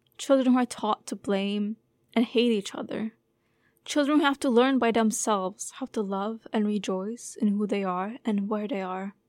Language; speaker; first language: English; non-native, fluent; Turkish